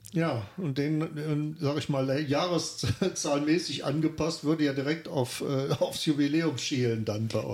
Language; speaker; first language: German; native; German